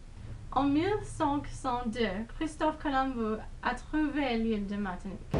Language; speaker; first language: French; non-native, learner; English